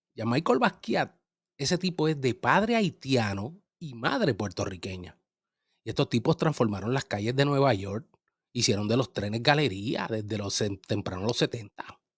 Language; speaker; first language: Spanish; early bilingual, heritage; Spanish